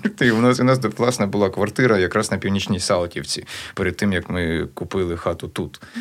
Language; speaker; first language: Ukrainian; native; Ukrainian